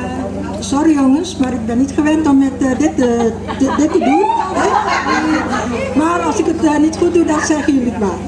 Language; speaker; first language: Dutch; early bilingual, other home language; Malay